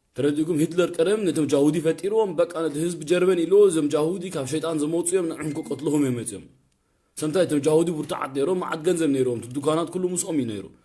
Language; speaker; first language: Tigrinya; early bilingual, heritage; Tigrinya